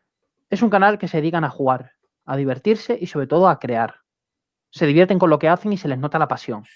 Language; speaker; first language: Spanish; native; Spanish